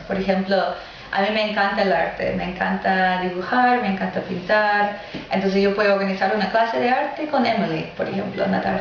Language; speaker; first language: Spanish; non-native, fluent; English